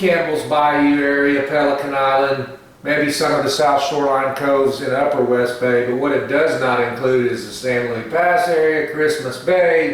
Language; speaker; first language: English; native; English